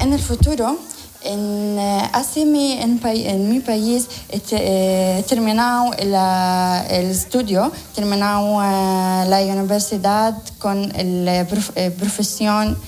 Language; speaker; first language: Spanish; non-native, learner; Arabic